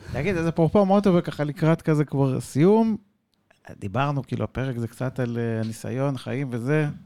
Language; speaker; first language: Hebrew; native; Hebrew